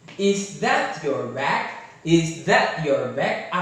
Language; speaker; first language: English; non-native, fluent; Indonesian